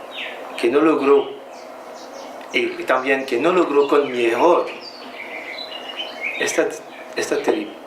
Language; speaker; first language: Spanish; non-native, learner; French